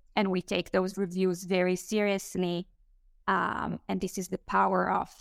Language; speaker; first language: English; non-native, fluent; Hebrew